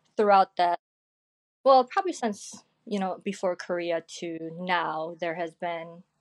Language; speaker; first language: English; early bilingual, other home language; Korean